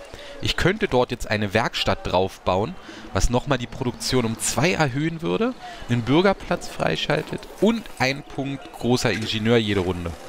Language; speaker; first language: German; native; German